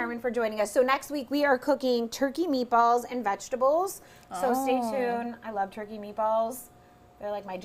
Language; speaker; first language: English; native; English